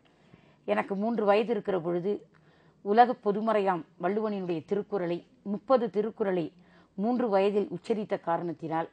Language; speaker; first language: Tamil; native; Tamil